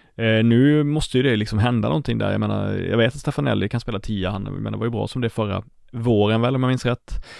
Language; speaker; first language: Swedish; native; Swedish